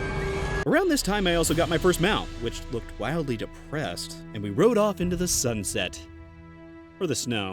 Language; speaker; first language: English; native; English